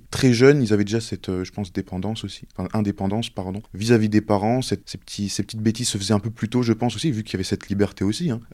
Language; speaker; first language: French; native; French